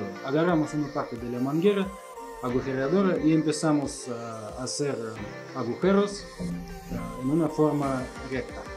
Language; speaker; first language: Spanish; non-native, learner; Russian